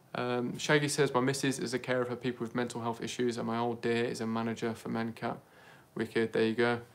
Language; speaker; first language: English; native; English